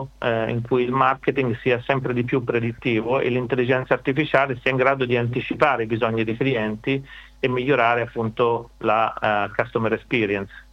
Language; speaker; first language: Italian; native; Italian